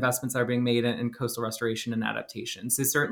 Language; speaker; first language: English; native; English